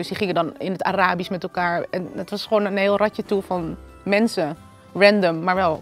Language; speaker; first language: Dutch; native; Dutch